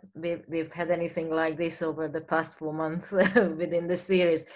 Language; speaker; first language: English; non-native, fluent; Hungarian